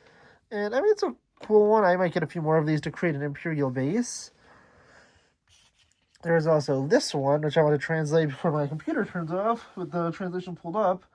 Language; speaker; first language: English; native; English